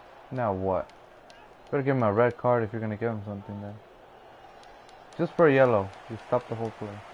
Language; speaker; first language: English; early bilingual, other home language; Spanish